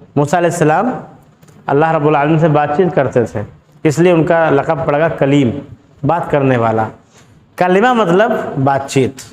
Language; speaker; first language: Hindi; native; Hindi